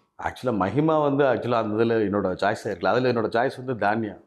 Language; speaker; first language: Tamil; native; Tamil